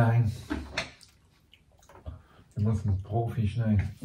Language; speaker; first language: German; non-native, learner; Vietnamese